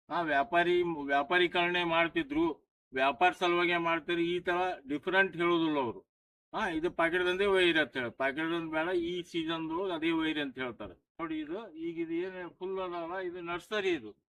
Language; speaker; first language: Kannada; native; Kannada